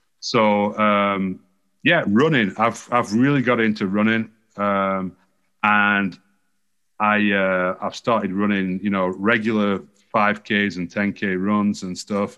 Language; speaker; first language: English; native; English